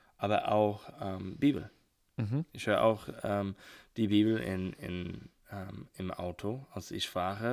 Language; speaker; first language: German; non-native, learner; English